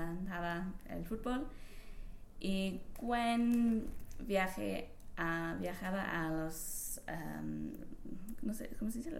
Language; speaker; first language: Spanish; non-native, learner; English